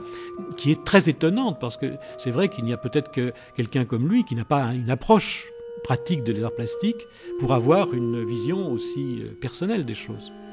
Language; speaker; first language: French; native; French